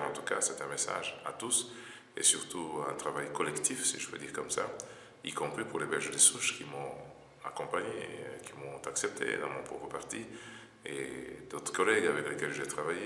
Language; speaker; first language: French; non-native, local second language; Lingala